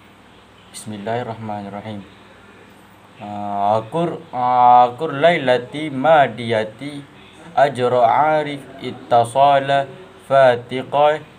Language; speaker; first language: Arabic; non-native, learner; Malay